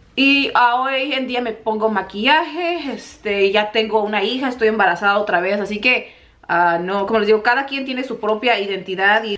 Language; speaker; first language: Spanish; native; Spanish